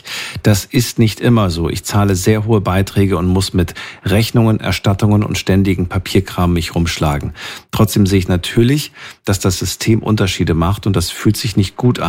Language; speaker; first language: German; native; German